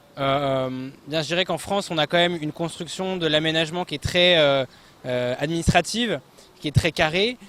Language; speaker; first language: French; native; French